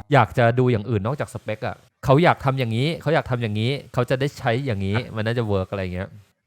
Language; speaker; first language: Thai; native; Thai